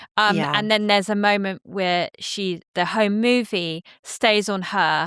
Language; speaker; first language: English; native; English